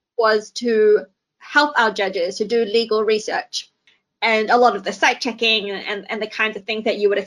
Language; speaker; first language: English; native; English